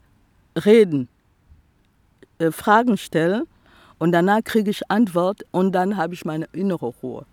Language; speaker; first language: German; non-native, fluent; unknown